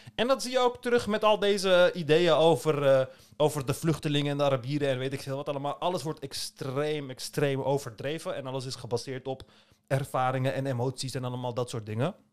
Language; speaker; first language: Dutch; early bilingual, other home language; Turkish